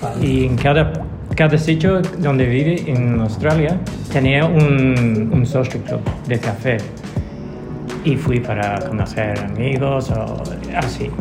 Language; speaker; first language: Spanish; non-native, learner; English